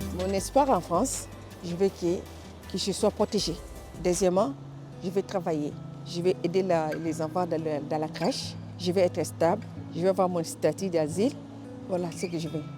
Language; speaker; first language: French; non-native, local second language; Lingala